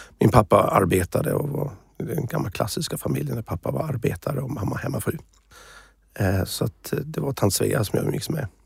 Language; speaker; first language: Swedish; native; Swedish